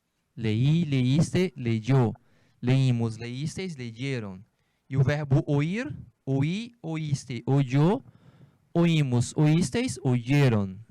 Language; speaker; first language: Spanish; non-native, fluent; Portuguese